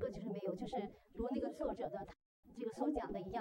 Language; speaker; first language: Chinese; native; Chinese